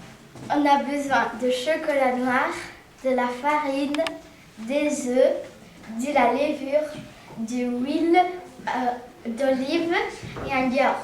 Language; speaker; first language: French; non-native, learner; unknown